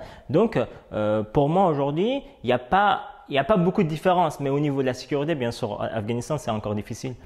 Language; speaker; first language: French; non-native, fluent; Persian